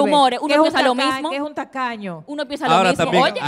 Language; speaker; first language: Spanish; native; Spanish